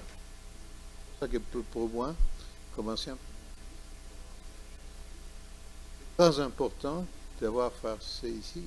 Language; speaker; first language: French; non-native, learner; Spanish